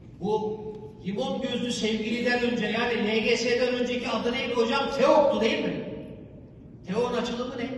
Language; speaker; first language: Turkish; native; Turkish